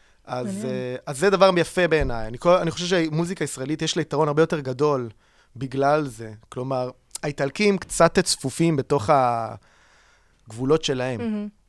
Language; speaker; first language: Hebrew; non-native, fluent; Italian